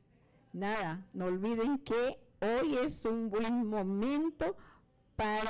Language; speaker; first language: Spanish; native; Spanish